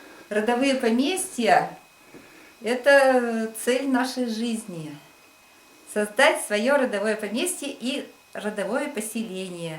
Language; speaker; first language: Russian; native; Russian